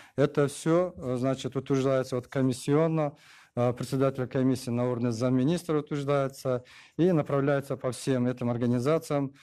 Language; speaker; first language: Russian; non-native, local second language; Kyrgyz